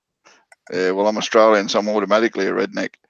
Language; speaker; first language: English; native; English